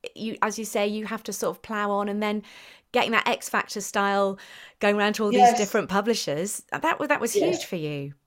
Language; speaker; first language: English; native; English